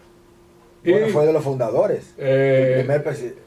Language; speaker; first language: Spanish; native; Spanish